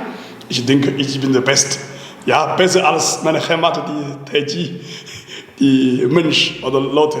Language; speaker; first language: German; non-native, learner; Chinese